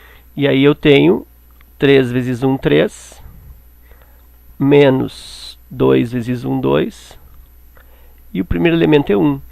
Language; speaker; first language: Portuguese; native; Portuguese